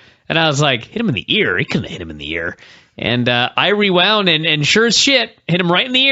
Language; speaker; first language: English; native; English